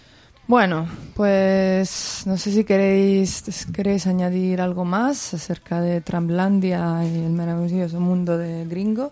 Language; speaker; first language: Spanish; native; Spanish